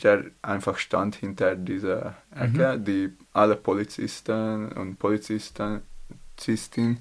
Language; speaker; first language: German; non-native, learner; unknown